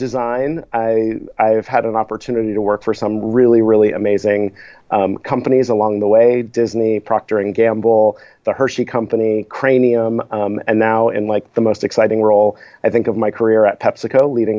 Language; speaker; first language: English; native; English